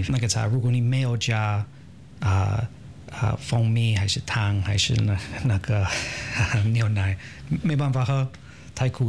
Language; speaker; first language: Chinese; non-native, learner; English